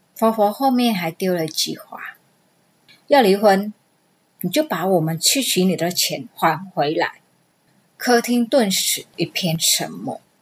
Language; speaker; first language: Chinese; non-native, fluent; Vietnamese